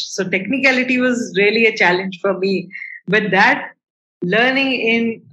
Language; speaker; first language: English; non-native, local second language; Hindi